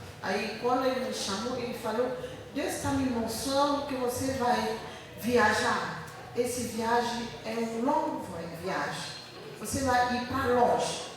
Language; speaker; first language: Portuguese; non-native, learner; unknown